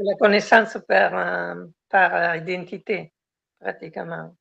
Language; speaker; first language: French; non-native, fluent; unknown